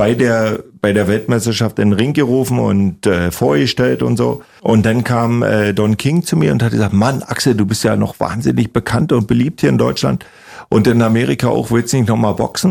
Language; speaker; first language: German; native; German